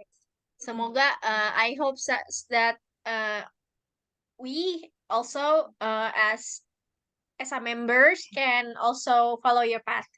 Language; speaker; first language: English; non-native, learner; Indonesian